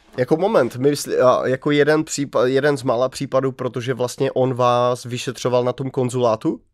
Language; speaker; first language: Czech; native; Czech